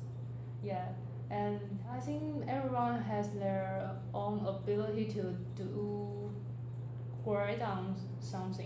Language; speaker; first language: English; non-native, learner; Chinese